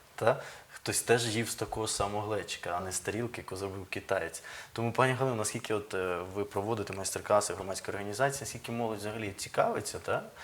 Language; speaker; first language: Ukrainian; native; Ukrainian